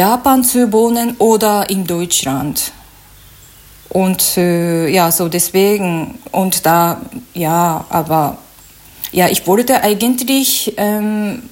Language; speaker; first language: German; non-native, learner; Japanese